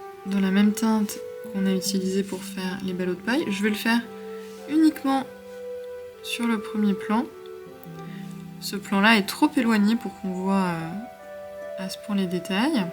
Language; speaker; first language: French; native; French